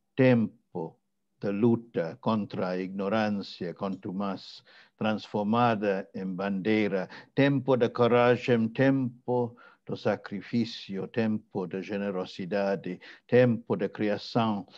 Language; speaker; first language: Portuguese; non-native, fluent; English